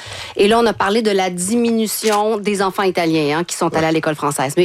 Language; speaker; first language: French; native; French